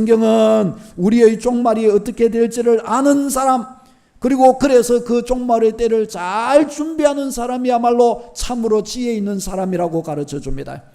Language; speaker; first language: Korean; native; Korean